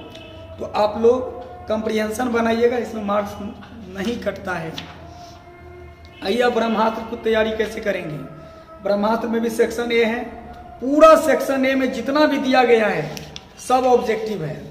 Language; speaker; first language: Hindi; native; Hindi